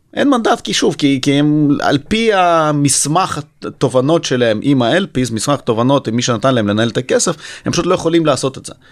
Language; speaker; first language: Hebrew; early bilingual, other home language; Russian